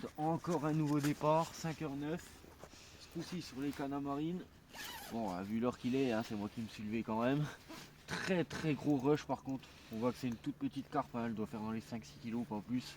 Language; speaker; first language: French; native; French